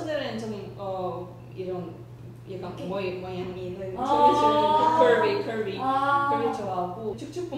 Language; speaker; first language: Korean; non-native, learner; Russian